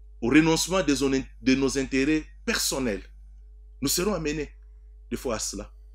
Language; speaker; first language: French; non-native, local second language; Swahili